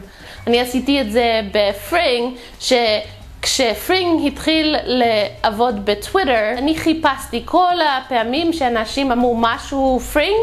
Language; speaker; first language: Hebrew; non-native, fluent; English